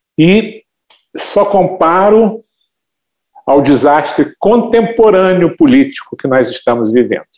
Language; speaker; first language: Portuguese; native; Portuguese